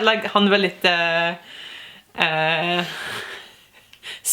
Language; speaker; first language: Norwegian; non-native, learner; English